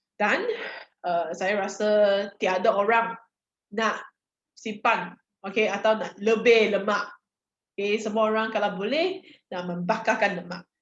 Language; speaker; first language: Malay; non-native, local second language; Chinese